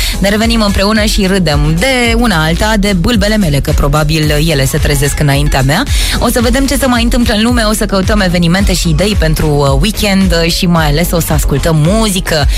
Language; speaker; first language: Romanian; native; Romanian